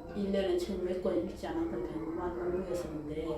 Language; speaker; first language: Korean; early bilingual, heritage; Korean